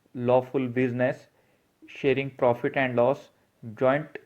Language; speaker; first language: English; non-native, local second language; Marathi